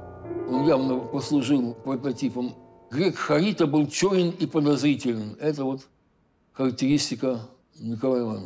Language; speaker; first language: Russian; native; Russian